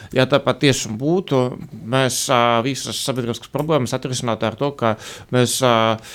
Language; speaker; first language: Latvian; non-native, fluent; Russian